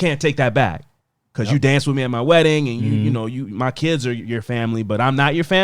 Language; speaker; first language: English; native; English